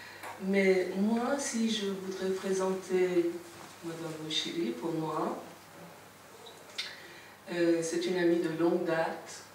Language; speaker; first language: French; non-native, fluent; Persian